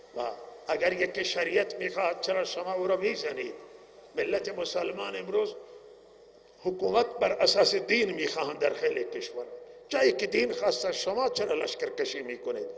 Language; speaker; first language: Persian; non-native, local second language; Baluchi